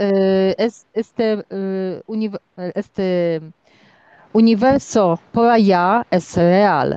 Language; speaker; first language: Spanish; non-native, learner; Polish